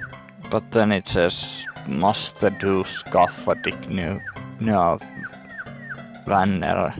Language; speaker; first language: Swedish; non-native, learner; English